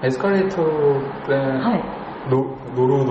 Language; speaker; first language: Japanese; non-native, learner; Korean